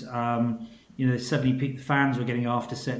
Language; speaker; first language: English; native; English